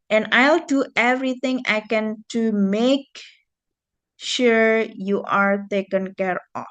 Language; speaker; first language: English; non-native, fluent; Indonesian